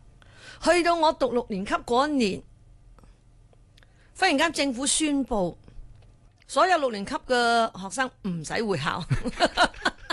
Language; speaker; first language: Cantonese; early bilingual, heritage; Cantonese